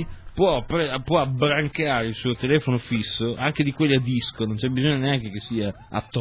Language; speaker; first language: Italian; native; Italian